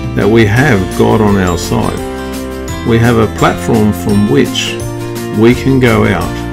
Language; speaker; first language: English; native; English